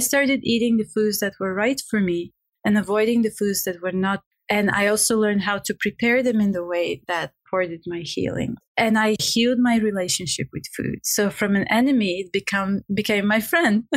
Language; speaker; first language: English; non-native, fluent; Bulgarian